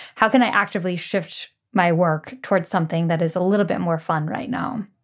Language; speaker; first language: English; native; English